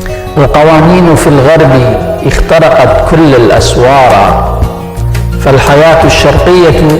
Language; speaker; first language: Arabic; native; Arabic